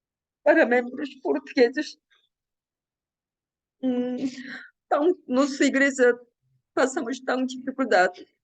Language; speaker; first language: Portuguese; non-native, learner; Korean